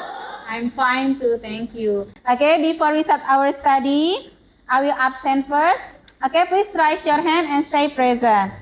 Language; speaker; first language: English; non-native, learner; Indonesian